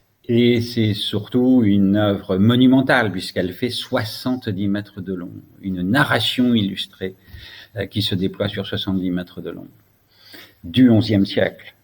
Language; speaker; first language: French; native; French